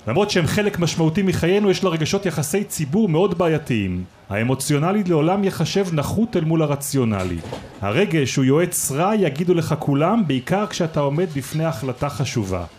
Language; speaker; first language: Hebrew; native; Hebrew